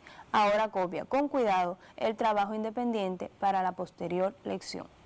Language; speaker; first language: Spanish; native; Spanish